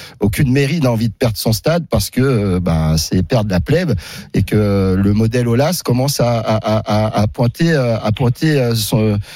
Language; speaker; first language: French; native; French